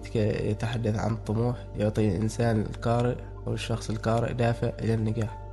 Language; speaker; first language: Arabic; native; Arabic